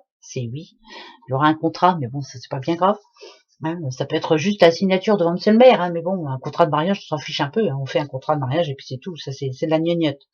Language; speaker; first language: French; native; French